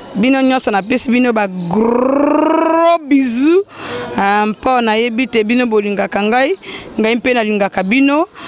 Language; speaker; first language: Lingala; native; Lingala